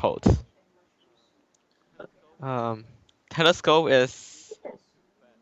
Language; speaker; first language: English; non-native, learner; Chinese